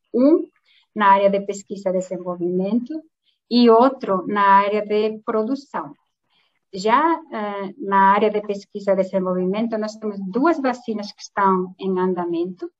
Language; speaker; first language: Portuguese; non-native, fluent; Spanish